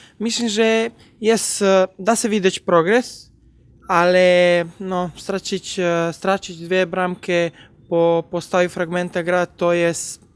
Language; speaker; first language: Polish; non-native, learner; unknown